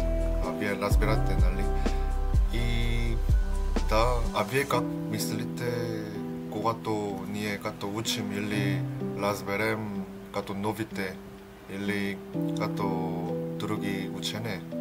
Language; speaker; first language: Bulgarian; non-native, learner; Korean